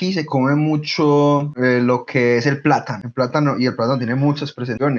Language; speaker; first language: Spanish; native; Spanish